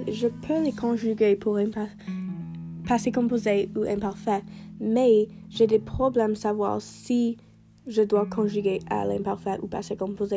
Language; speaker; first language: French; non-native, learner; English